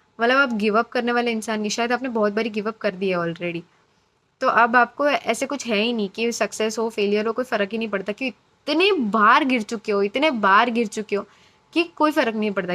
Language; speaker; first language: Hindi; non-native, local second language; Marathi